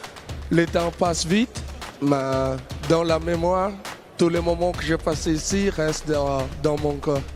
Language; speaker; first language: French; non-native, learner; Portuguese